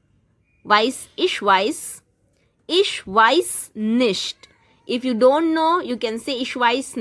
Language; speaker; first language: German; non-native, fluent; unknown